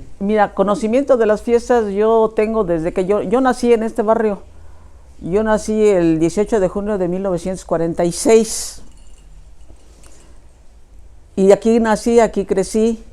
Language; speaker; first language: Spanish; native; Spanish